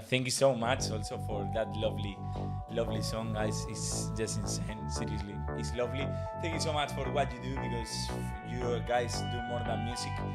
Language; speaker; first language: English; non-native, fluent; Spanish